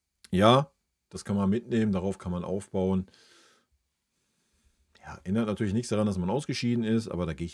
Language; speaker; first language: German; native; German